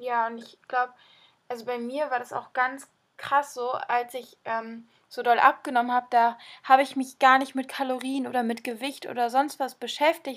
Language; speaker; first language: German; native; German